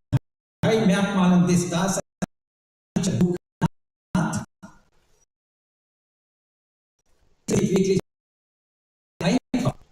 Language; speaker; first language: German; non-native, learner; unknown